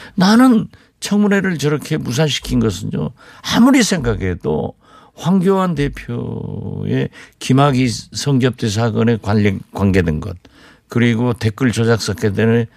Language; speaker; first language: Korean; native; Korean